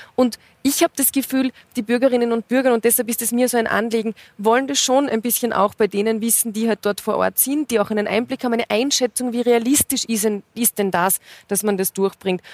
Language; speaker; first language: German; native; German